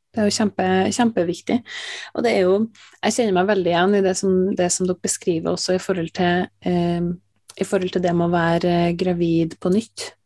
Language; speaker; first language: Norwegian; native; Norwegian